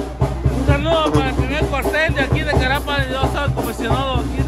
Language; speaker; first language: Spanish; native; Spanish